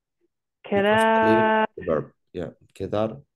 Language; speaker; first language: English; non-native, learner; Spanish